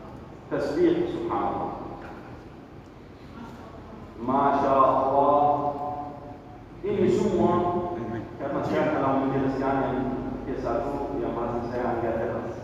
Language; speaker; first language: Indonesian; non-native, learner; Arabic